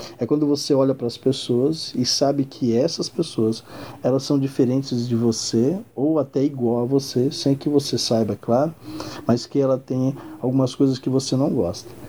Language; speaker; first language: Portuguese; native; Portuguese